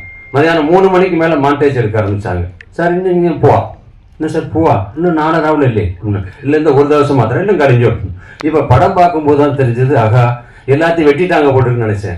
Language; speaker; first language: Tamil; native; Tamil